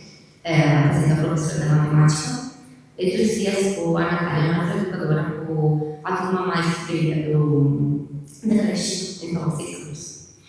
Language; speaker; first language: Portuguese; non-native, fluent; Italian